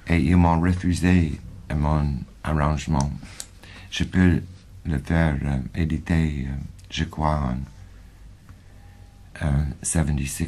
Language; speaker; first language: French; non-native, fluent; English